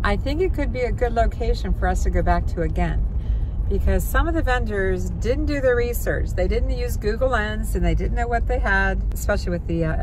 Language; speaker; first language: English; native; English